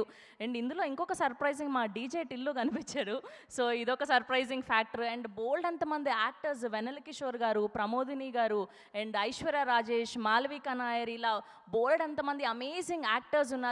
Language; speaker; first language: Telugu; native; Telugu